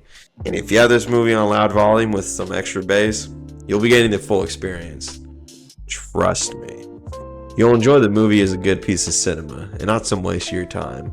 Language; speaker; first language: English; native; English